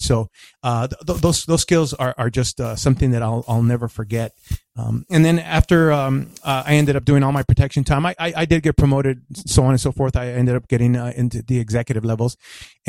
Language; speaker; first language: English; early bilingual, other home language; Spanish